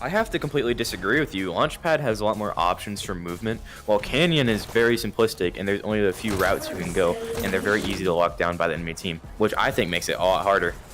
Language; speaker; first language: English; native; English